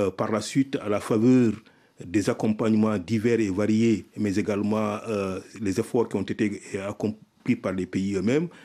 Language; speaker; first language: French; non-native, local second language; Soninke